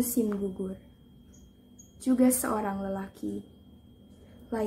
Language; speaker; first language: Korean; non-native, learner; Indonesian